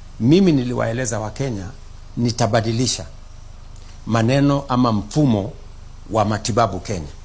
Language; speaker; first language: Swahili; non-native, local second language; Kalenjin